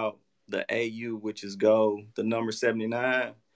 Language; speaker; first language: English; native; English